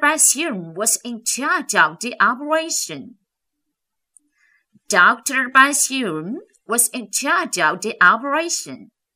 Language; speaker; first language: English; non-native, fluent; Chinese